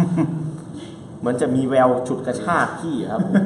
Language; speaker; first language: Thai; native; Thai